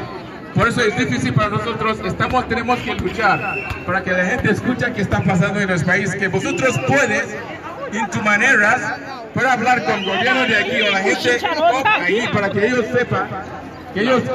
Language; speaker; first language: Spanish; non-native, learner; Igbo